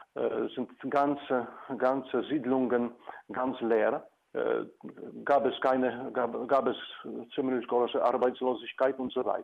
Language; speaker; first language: German; non-native, fluent; Polish